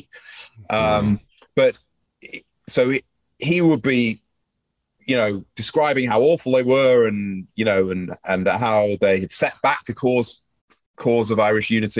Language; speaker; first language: English; native; English